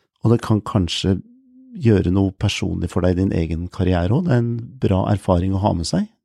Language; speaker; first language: Norwegian; native; Norwegian